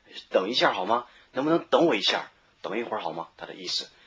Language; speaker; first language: Chinese; native; Chinese